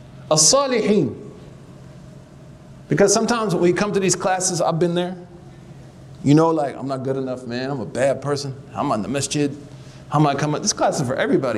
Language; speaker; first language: English; native; English